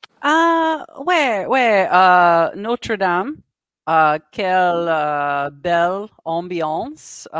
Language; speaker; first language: French; non-native, learner; English